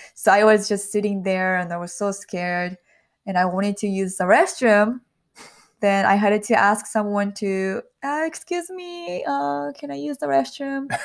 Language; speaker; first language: English; non-native, learner; Japanese